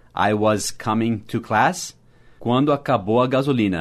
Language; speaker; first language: English; native; English